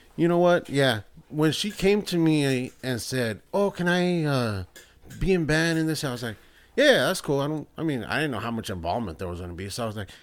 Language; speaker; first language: English; early bilingual, other home language; Spanish